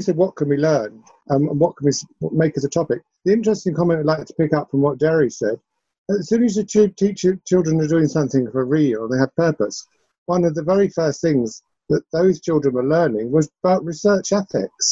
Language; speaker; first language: English; native; English